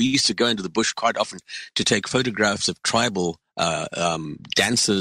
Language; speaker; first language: English; native; English